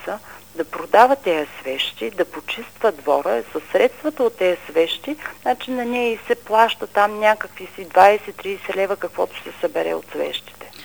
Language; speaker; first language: Bulgarian; native; Bulgarian